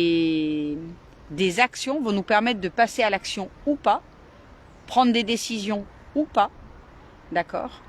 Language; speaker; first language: French; native; French